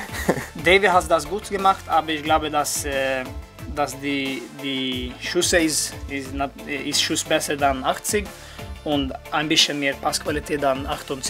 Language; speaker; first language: German; non-native, learner; Dutch